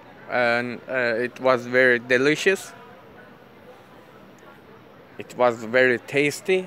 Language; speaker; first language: English; non-native, fluent; Turkish